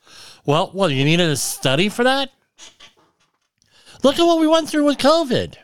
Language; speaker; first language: English; native; English